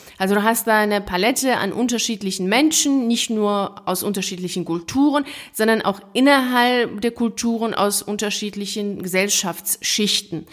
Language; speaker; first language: German; native; German